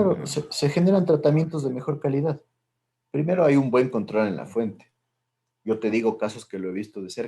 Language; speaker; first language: Spanish; native; Spanish